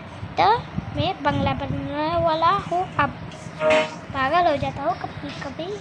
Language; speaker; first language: Hindi; non-native, learner; Bangla